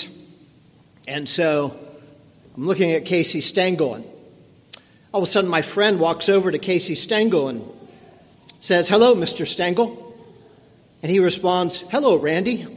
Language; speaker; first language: English; native; English